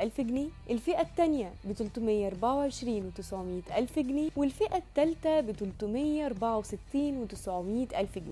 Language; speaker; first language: Arabic; native; Arabic